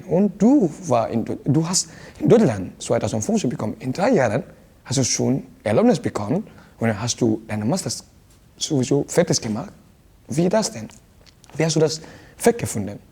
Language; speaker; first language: German; non-native, learner; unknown